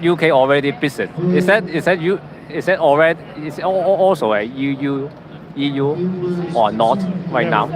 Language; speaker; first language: English; non-native, learner; Cantonese